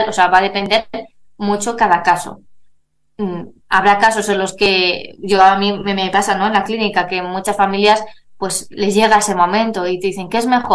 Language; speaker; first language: Spanish; native; Spanish